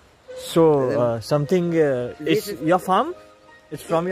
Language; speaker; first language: English; non-native, fluent; Hindi